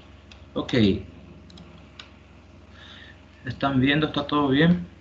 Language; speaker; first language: Spanish; native; Spanish